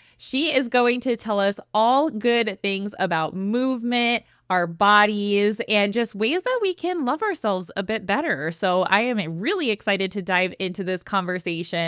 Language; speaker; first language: English; native; English